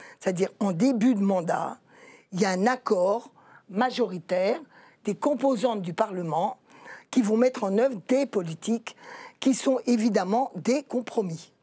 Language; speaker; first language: French; native; French